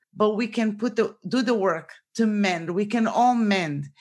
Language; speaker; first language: English; non-native, fluent; Portuguese